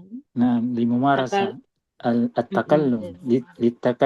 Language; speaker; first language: Arabic; non-native, learner; Indonesian